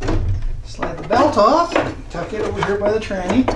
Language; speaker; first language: English; native; English